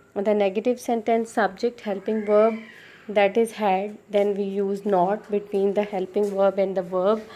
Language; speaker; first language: English; non-native, local second language; Urdu